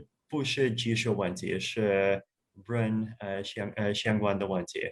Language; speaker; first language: Chinese; non-native, fluent; Russian